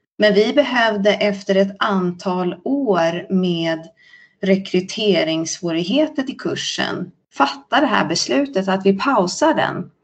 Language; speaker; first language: Swedish; native; Swedish